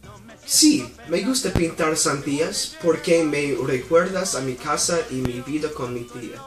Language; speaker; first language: Spanish; non-native, learner; English